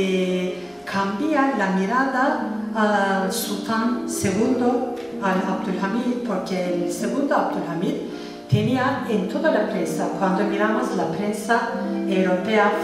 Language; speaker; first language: Spanish; non-native, fluent; Turkish